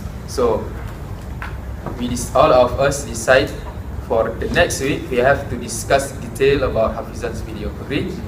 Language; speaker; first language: English; non-native, local second language; Malay